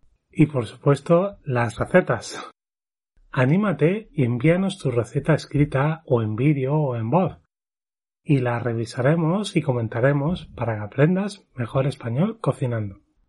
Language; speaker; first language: Spanish; native; Spanish